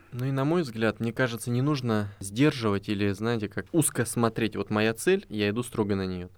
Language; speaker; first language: Russian; native; Russian